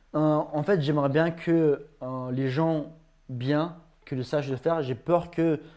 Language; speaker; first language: French; non-native, fluent; Ingush